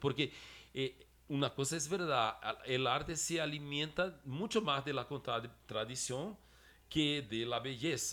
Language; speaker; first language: Spanish; non-native, fluent; Portuguese